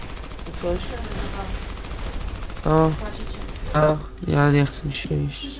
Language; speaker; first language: Polish; native; Polish